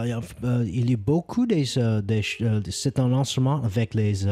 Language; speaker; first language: French; non-native, learner; English